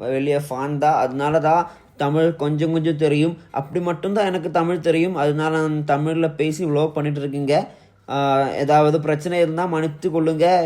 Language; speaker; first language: Tamil; non-native, local second language; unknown